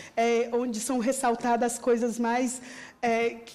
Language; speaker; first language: Portuguese; native; Portuguese